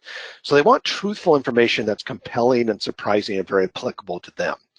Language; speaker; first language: English; native; English